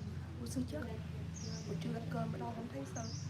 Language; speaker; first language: Vietnamese; native; Vietnamese